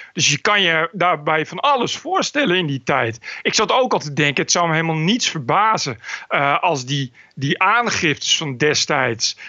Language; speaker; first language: Dutch; native; Dutch